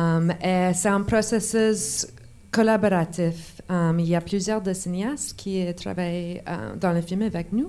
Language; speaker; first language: French; non-native, local second language; English